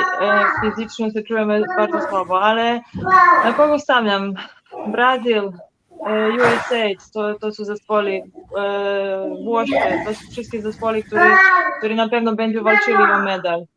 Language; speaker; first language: Polish; non-native, learner; Serbian